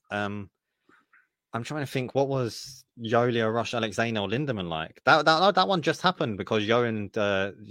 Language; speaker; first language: English; native; English